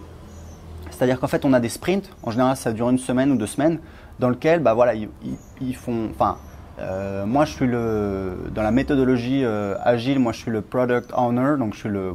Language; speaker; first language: French; native; French